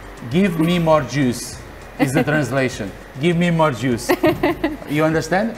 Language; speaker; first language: English; non-native, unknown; Portuguese